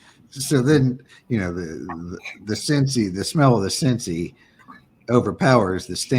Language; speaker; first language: English; native; English